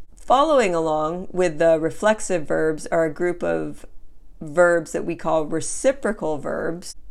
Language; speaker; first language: English; native; English